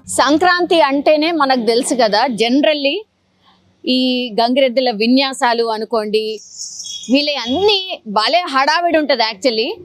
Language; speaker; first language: Telugu; native; Telugu